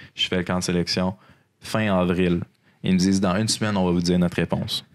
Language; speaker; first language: French; native; French